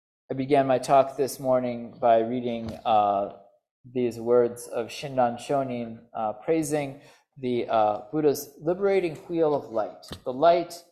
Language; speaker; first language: English; native; English